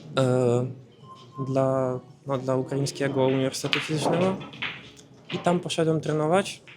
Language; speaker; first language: Polish; non-native, fluent; Ukrainian